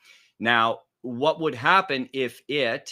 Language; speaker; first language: English; native; English